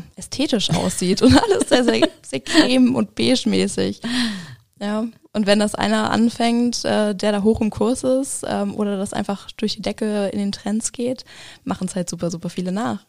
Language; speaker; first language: German; native; German